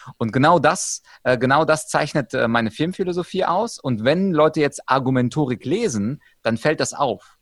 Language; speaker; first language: German; early bilingual, other home language; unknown